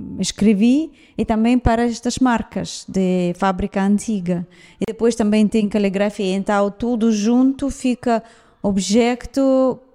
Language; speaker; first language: Portuguese; non-native, fluent; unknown